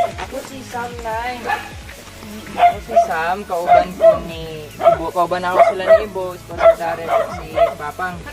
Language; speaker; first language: Filipino; non-native, local second language; Cebuano